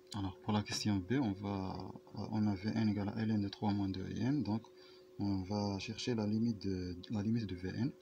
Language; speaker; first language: French; non-native, local second language; Arabic